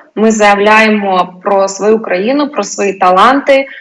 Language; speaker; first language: Ukrainian; non-native, local second language; Russian